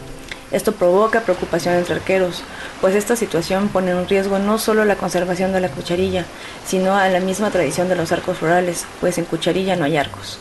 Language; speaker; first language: Spanish; native; Spanish